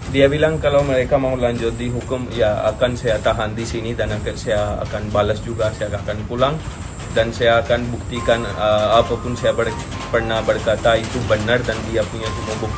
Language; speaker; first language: Indonesian; non-native, fluent; Hindi